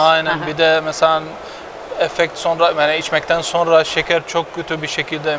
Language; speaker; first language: Turkish; non-native, fluent; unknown